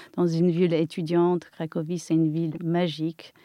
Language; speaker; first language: French; non-native, fluent; Polish